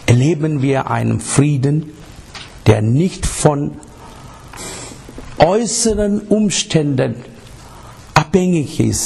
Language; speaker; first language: German; non-native, learner; English